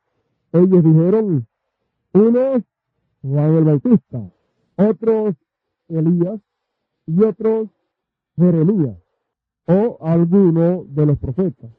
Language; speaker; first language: Spanish; native; Spanish